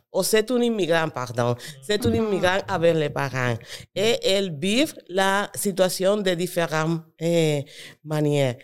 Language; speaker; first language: French; non-native, learner; Spanish